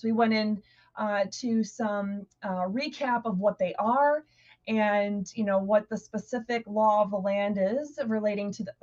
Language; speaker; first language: English; native; English